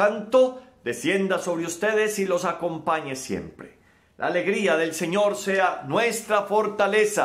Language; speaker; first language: Spanish; native; Spanish